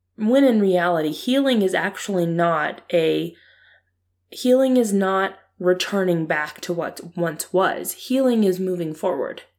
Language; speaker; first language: English; native; English